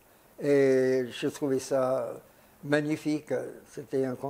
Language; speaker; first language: French; non-native, fluent; English